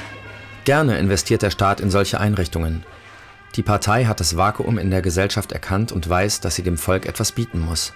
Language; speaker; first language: German; native; German